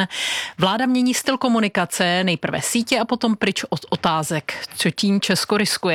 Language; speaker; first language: Czech; native; Czech